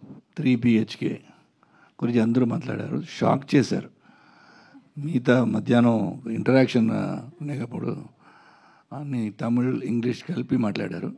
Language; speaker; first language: Telugu; non-native, local second language; Tamil